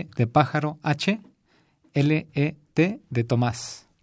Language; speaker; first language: Spanish; early bilingual, heritage; Spanish